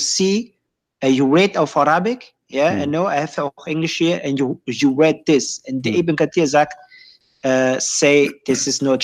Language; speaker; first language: English; non-native, learner; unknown